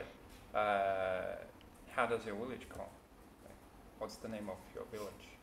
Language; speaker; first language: English; non-native, fluent; Vietnamese